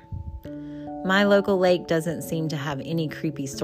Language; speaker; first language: English; native; English